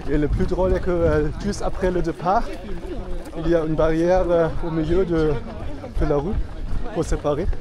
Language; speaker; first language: French; non-native, fluent; German